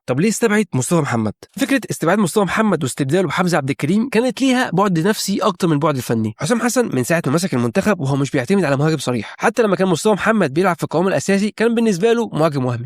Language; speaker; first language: Arabic; native; Arabic